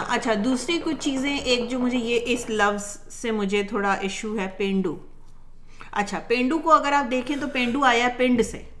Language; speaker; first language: Urdu; native; Urdu